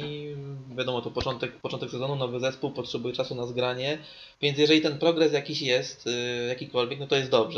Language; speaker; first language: Polish; native; Polish